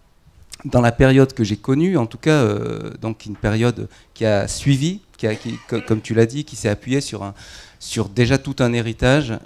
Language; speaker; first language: French; native; French